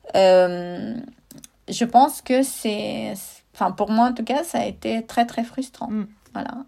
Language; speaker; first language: French; non-native, fluent; Russian